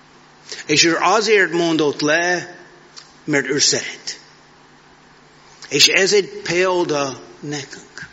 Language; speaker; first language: Hungarian; non-native, fluent; English